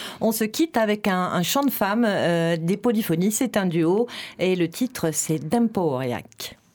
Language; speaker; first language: French; native; French